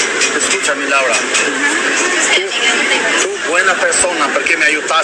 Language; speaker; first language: Spanish; non-native, learner; Albanian